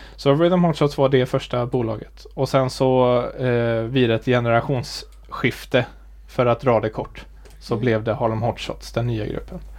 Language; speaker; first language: Swedish; native; Swedish